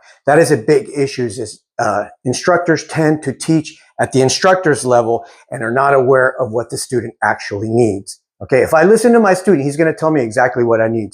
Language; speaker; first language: English; native; English